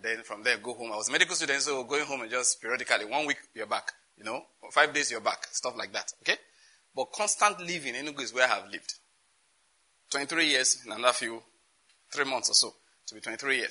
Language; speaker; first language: English; non-native, local second language; Yoruba